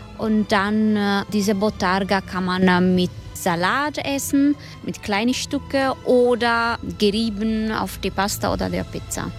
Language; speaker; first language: German; non-native, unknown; Sardinian